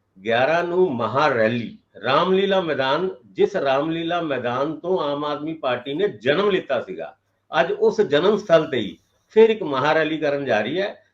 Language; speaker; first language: Punjabi; non-native, local second language; Hindi